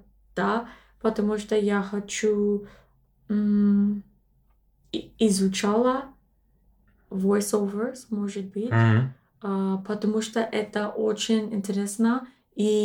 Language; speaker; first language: Russian; non-native, learner; English